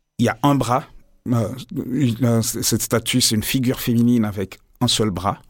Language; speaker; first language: French; non-native, local second language; Lingala